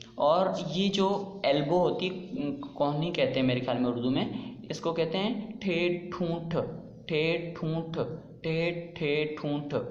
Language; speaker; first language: Urdu; non-native, local second language; Sindhi